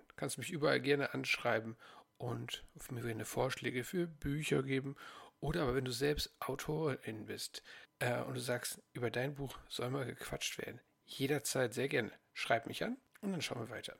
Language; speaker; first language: German; native; German